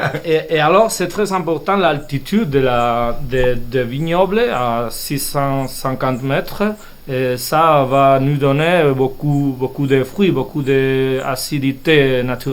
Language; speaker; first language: French; non-native, fluent; Spanish